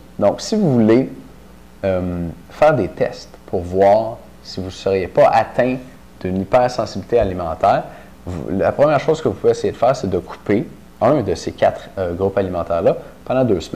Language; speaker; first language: French; native; French